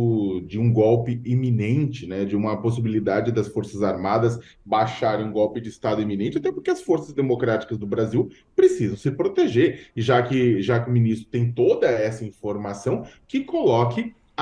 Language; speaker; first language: Portuguese; native; Portuguese